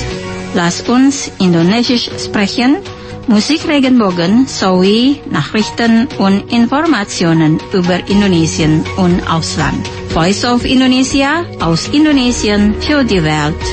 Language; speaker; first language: German; non-native, fluent; Indonesian